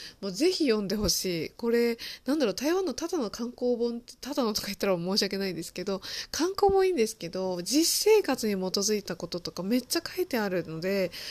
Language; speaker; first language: Japanese; early bilingual, other home language; Chinese